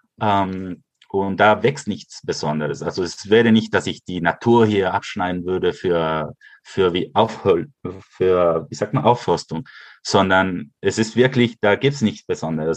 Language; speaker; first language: German; early bilingual, heritage; Spanish